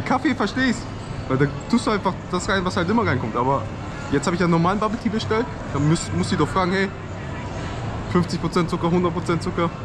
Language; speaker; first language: German; native; German